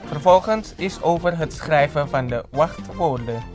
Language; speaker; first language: Dutch; non-native, learner; Indonesian